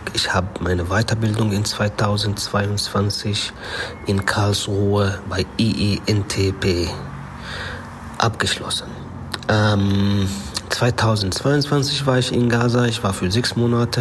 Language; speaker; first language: German; non-native, fluent; Arabic